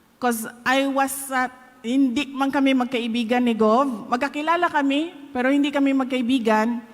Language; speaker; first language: Filipino; non-native, local second language; Cebuano